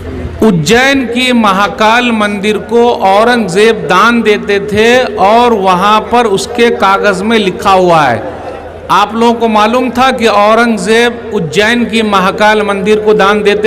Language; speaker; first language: Hindi; native; Hindi